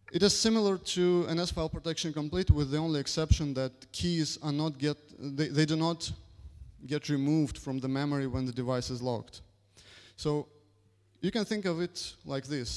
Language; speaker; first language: English; non-native, fluent; Russian